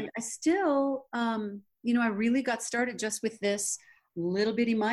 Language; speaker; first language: English; native; English